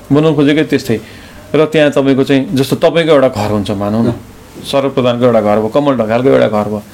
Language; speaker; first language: Nepali; native; Nepali